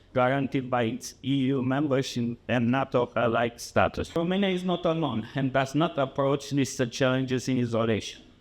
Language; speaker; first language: English; non-native, fluent; Romanian